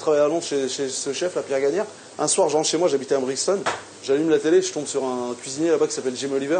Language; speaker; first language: French; native; French